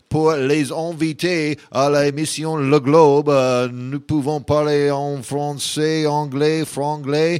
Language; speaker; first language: French; non-native, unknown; English